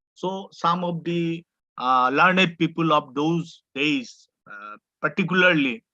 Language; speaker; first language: English; non-native, local second language; Assamese